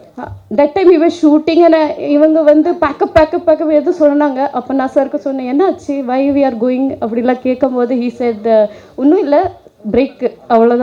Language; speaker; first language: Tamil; non-native, learner; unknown